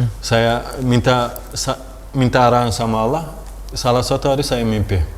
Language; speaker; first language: Indonesian; non-native, fluent; Turkish